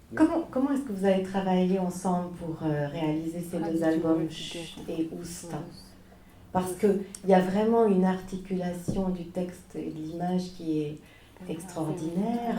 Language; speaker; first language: French; native; French